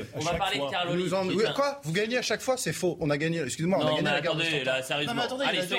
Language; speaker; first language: French; non-native, fluent; English